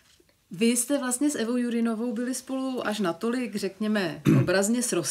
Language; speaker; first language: Czech; native; Czech